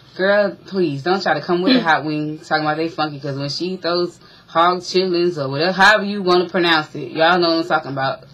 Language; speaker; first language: English; native; English